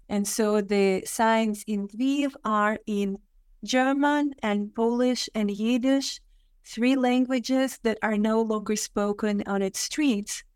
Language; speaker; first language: English; non-native, fluent; Russian